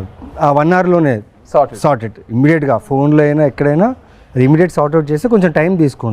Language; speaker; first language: Telugu; native; Telugu